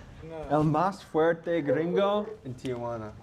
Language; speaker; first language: Spanish; non-native, learner; English